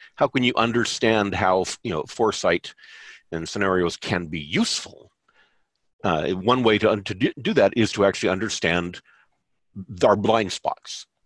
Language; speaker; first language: English; native; English